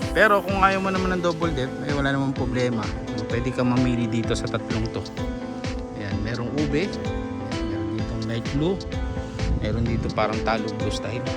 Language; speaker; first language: Filipino; native; Filipino